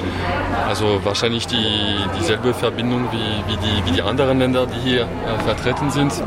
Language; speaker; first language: German; non-native, fluent; French